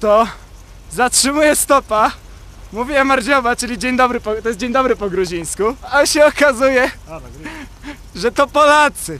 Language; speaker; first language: Polish; native; Polish